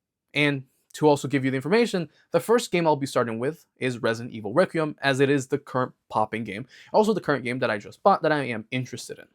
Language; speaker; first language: English; native; English